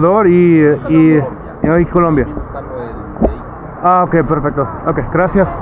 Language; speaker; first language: Spanish; non-native, learner; English